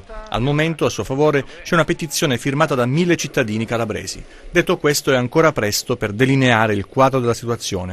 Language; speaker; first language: Italian; native; Italian